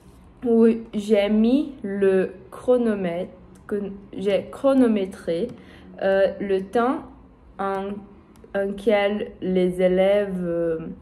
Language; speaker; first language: French; non-native, learner; Portuguese